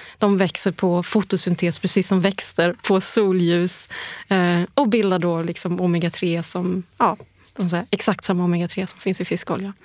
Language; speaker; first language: Swedish; early bilingual, heritage; Swedish